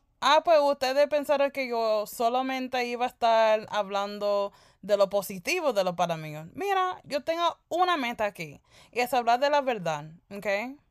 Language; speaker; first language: Spanish; early bilingual, heritage; Spanish